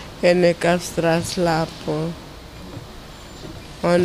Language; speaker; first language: Dutch; non-native, local second language; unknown